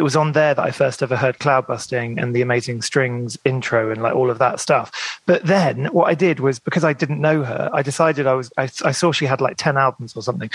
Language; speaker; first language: English; native; English